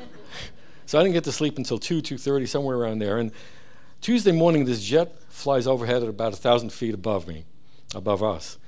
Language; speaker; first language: English; early bilingual, other home language; Hebrew